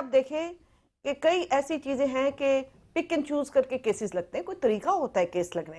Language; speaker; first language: Urdu; native; Urdu